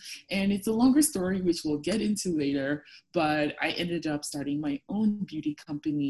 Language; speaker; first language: English; non-native, local second language; Yoruba